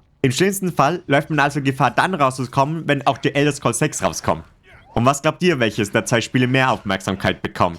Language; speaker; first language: German; native; German